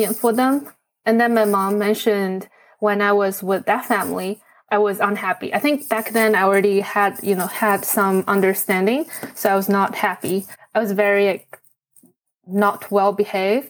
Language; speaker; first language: English; non-native, fluent; Chinese